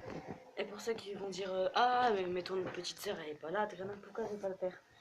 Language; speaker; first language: French; native; French